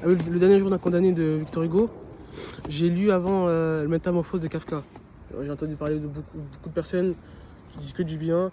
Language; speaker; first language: French; native; French